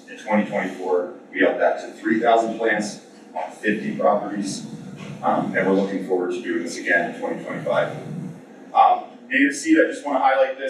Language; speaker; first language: English; native; English